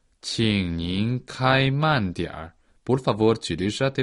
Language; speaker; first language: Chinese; non-native, learner; Portuguese